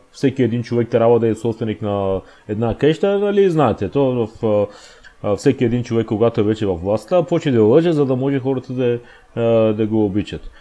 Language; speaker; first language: Bulgarian; non-native, fluent; Persian